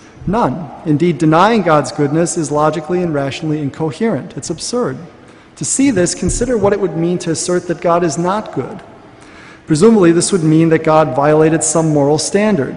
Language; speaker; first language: English; native; English